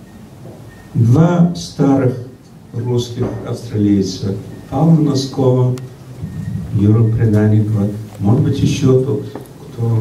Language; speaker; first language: Russian; early bilingual, heritage; Russian